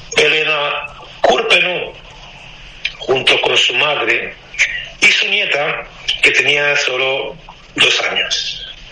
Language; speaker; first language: Spanish; non-native, fluent; Romanian